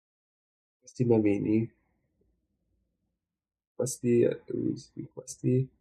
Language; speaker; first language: Italian; non-native, learner; English